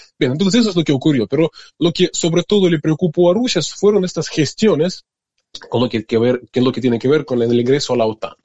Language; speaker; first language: Spanish; non-native, fluent; Russian